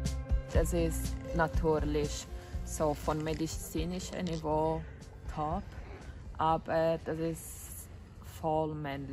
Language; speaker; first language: German; non-native, fluent; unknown